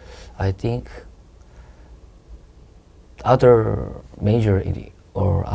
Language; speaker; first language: English; non-native, learner; Korean